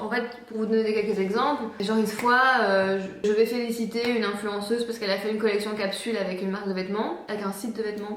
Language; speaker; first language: French; native; French